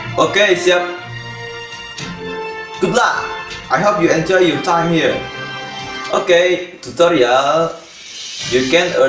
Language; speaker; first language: English; non-native, learner; Indonesian